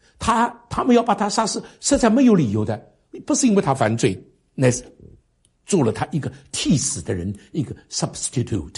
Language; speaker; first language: Chinese; native; Chinese